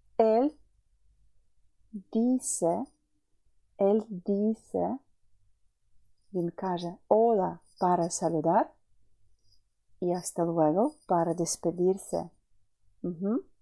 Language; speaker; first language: Spanish; non-native, fluent; Ukrainian